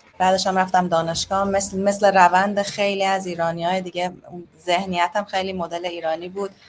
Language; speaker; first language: Persian; native; Persian